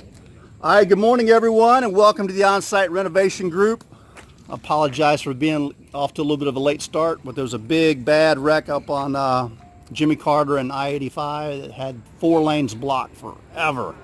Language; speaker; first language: English; native; English